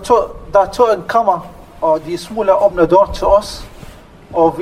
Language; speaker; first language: Danish; non-native, learner; Arabic